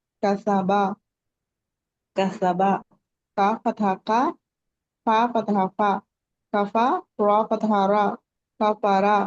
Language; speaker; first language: Arabic; non-native, learner; Telugu